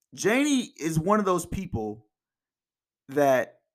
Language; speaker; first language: English; native; English